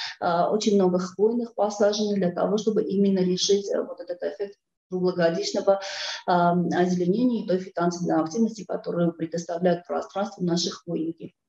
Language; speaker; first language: Russian; non-native, local second language; Armenian